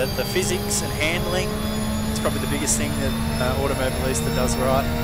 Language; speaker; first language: English; native; English